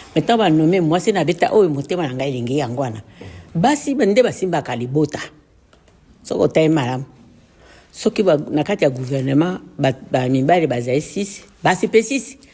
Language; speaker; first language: Lingala; non-native, local second language; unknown